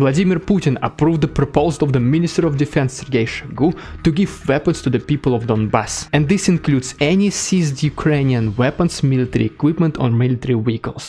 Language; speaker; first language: English; non-native, fluent; Russian